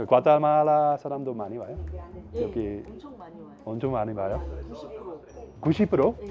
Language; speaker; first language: Korean; non-native, fluent; Dutch